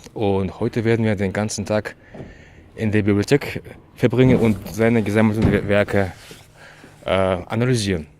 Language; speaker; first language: German; native; German